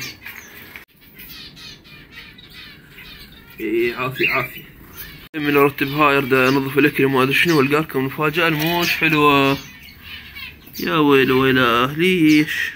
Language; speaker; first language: Arabic; native; Arabic